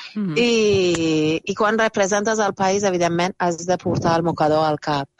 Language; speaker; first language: Catalan; non-native, fluent; Persian